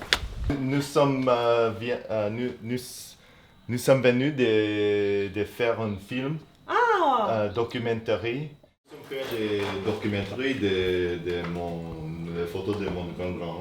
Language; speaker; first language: French; non-native, learner; English